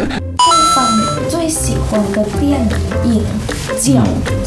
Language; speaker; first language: Chinese; non-native, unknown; Thai